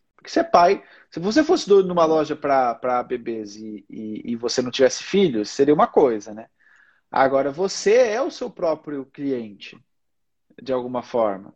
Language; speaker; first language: Portuguese; native; Portuguese